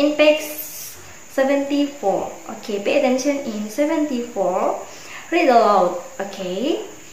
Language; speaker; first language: English; non-native, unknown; Indonesian